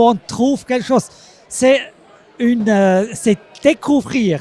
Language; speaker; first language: French; non-native, local second language; German